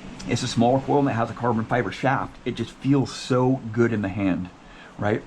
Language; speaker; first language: English; native; English